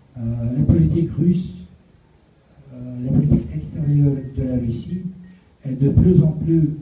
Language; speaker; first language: French; non-native, fluent; Russian